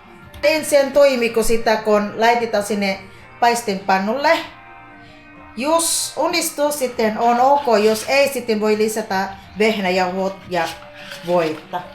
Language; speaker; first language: Finnish; non-native, learner; Filipino